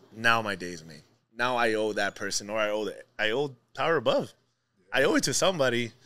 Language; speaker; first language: English; native; English